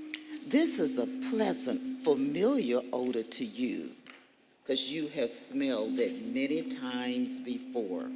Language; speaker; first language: English; native; English